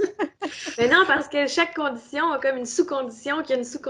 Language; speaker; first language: French; native; French